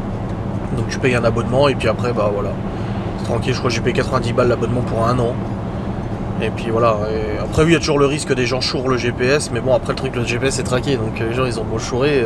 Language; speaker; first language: French; native; French